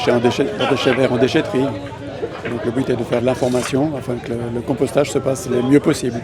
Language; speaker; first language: French; native; French